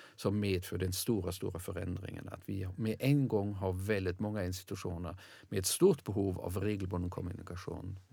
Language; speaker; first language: Swedish; non-native, fluent; German